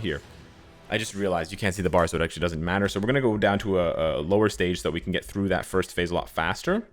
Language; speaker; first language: English; native; English